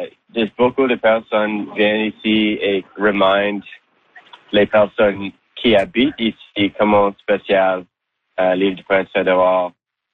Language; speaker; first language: French; non-native, local second language; English